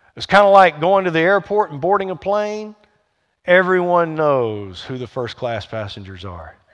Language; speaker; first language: English; native; English